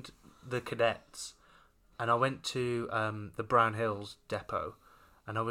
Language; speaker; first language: English; native; English